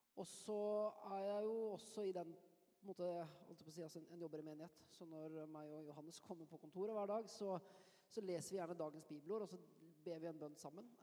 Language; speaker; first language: Norwegian; native; Norwegian